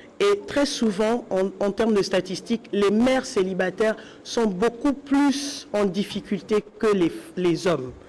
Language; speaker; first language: French; non-native, local second language; Lingala